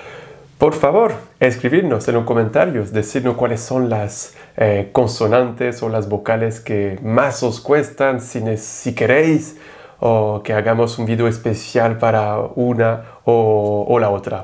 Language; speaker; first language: Spanish; non-native, fluent; French